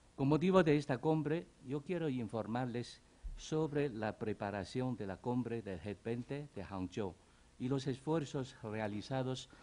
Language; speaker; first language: Spanish; non-native, fluent; Chinese